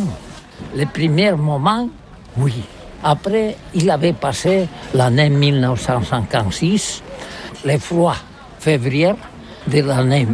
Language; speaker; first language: French; non-native, learner; Catalan